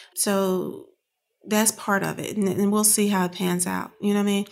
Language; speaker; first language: English; native; English